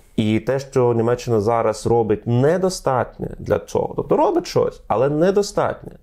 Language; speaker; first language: Ukrainian; non-native, fluent; Russian